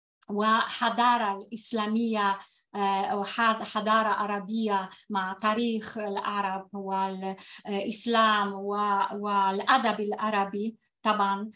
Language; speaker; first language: Arabic; non-native, fluent; Polish